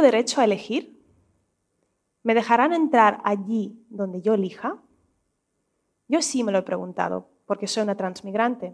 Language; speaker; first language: Spanish; non-native, fluent; Russian